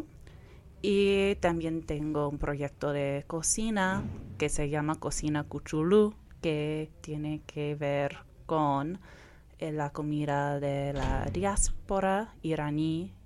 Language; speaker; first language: Spanish; non-native, fluent; English